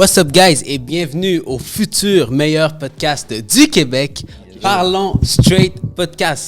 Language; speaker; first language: French; native; French